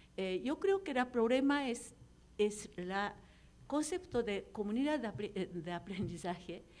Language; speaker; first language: Spanish; non-native, fluent; Japanese